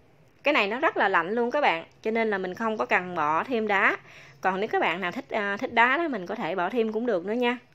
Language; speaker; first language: Vietnamese; native; Vietnamese